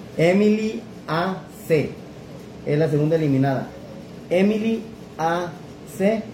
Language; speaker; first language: Spanish; native; Spanish